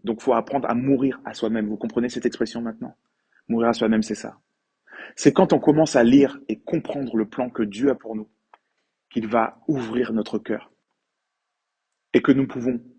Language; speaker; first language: French; native; French